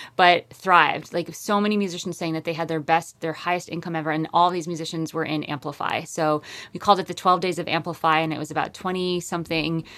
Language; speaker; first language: English; native; English